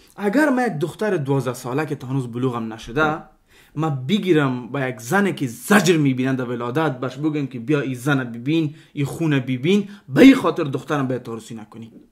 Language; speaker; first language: Persian; non-native, local second language; Pashto